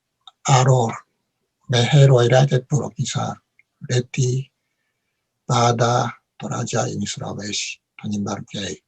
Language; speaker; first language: Indonesian; non-native, learner; Japanese